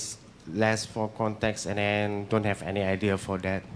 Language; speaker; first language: English; non-native, learner; Chinese